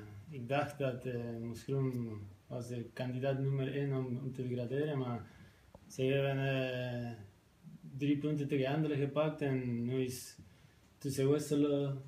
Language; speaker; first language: Dutch; non-native, fluent; Spanish